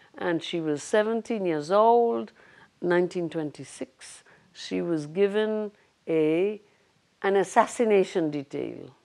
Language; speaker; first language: English; non-native, local second language; Bangla